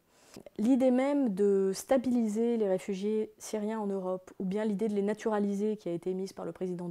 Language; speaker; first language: French; native; French